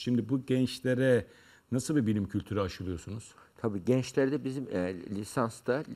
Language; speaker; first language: Turkish; native; Turkish